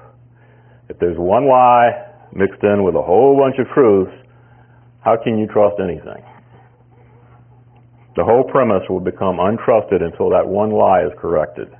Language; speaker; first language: English; native; English